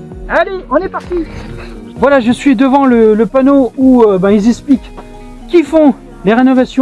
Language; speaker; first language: French; native; French